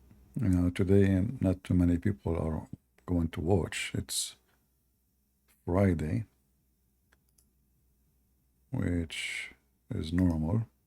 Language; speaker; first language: English; non-native, fluent; Arabic